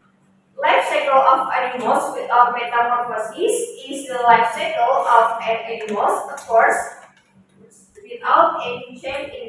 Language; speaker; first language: English; non-native, learner; Indonesian